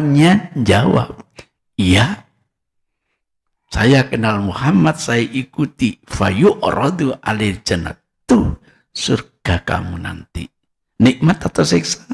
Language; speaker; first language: Indonesian; non-native, local second language; Javanese